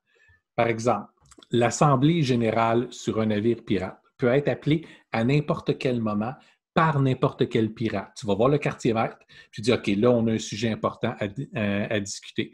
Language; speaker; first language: French; native; French